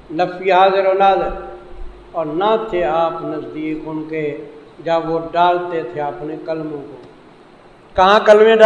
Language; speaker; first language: Urdu; non-native, local second language; Saraiki